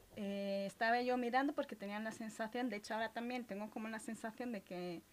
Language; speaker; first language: Spanish; early bilingual, other home language; Romanian